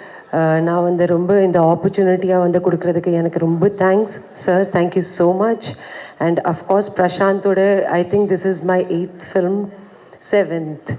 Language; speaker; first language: Tamil; non-native, fluent; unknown